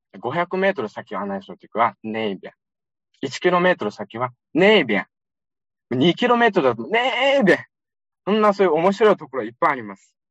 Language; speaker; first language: Japanese; non-native, fluent; Uyghur